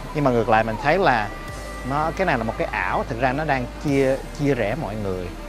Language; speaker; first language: Vietnamese; early bilingual, heritage; Vietnamese